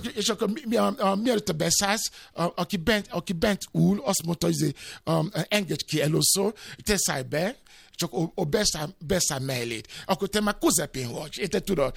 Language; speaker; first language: Hungarian; non-native, learner; Yoruba